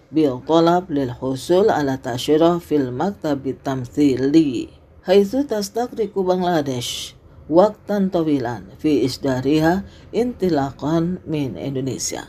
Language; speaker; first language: Arabic; non-native, fluent; Indonesian